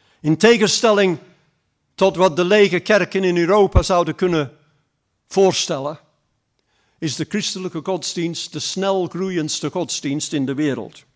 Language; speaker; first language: Dutch; non-native, fluent; English